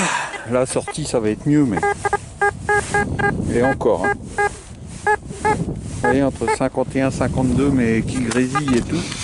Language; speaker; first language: French; native; French